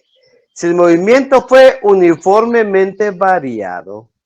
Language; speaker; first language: Spanish; native; Spanish